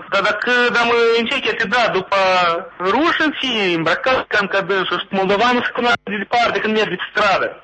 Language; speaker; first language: Romanian; native; Romanian